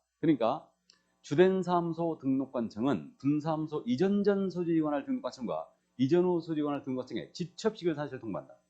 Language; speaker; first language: Korean; native; Korean